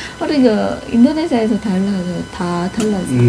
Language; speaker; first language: Korean; non-native, learner; Indonesian